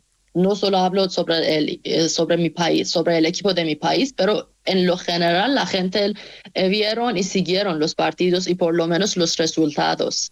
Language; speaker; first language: Spanish; non-native, fluent; Persian